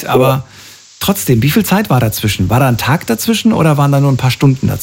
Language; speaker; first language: German; native; German